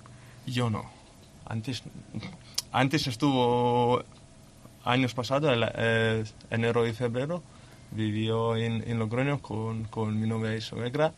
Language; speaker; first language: Spanish; non-native, learner; Lithuanian